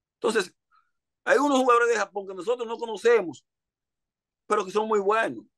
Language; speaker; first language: Spanish; native; Spanish